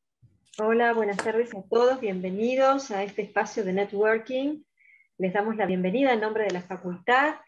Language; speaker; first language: Spanish; native; Spanish